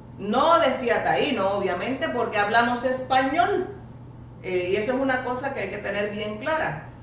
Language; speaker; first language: Spanish; native; Spanish